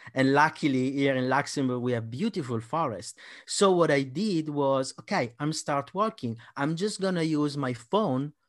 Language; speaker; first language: English; non-native, fluent; Italian